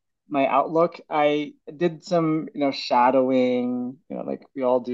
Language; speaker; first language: English; non-native, local second language; Filipino